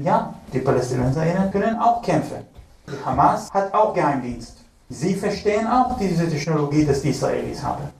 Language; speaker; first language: German; non-native, fluent; Hebrew